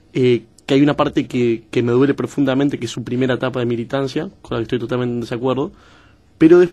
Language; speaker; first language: Spanish; native; Spanish